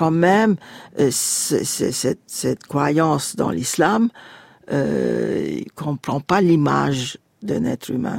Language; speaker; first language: French; non-native, fluent; Turkish